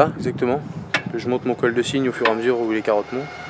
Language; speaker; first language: French; native; French